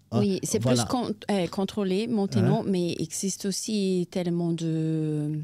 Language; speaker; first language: French; non-native, fluent; Portuguese